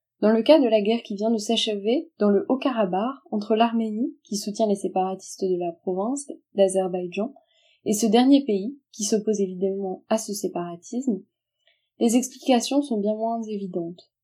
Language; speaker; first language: French; native; French